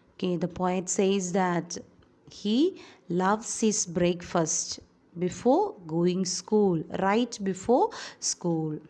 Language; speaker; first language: English; non-native, local second language; Malayalam